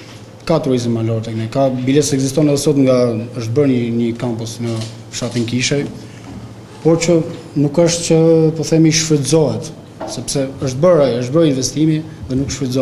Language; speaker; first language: Albanian; native; Albanian